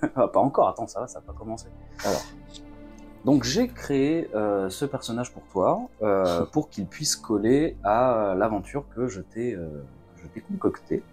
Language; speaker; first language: French; native; French